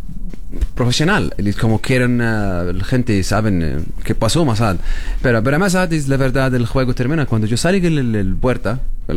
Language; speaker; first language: Spanish; non-native, learner; Arabic